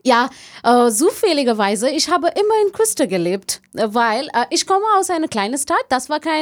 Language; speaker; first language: German; non-native, learner; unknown